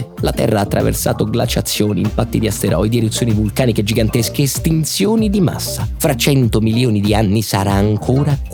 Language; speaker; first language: Italian; native; Italian